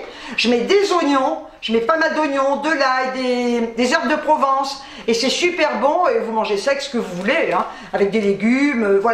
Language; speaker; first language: French; native; French